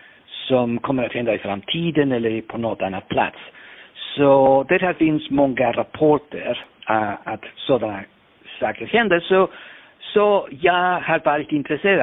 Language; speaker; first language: Swedish; non-native, fluent; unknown